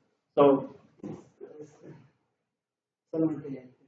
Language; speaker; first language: Spanish; non-native, learner; English